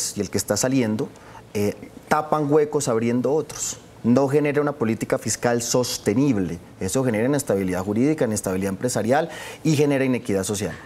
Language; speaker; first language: Spanish; native; Spanish